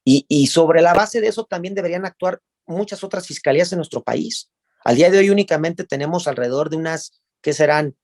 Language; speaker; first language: Spanish; native; Spanish